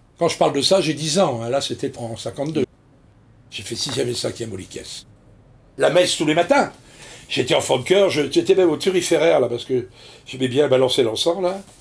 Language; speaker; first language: French; native; French